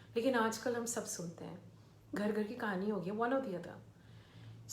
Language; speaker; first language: Hindi; early bilingual, other home language; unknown